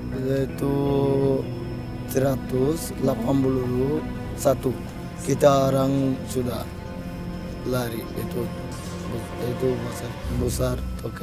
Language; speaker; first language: Indonesian; non-native, learner; Rohingya